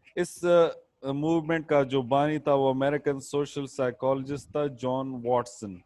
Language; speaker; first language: Urdu; non-native, local second language; Pashto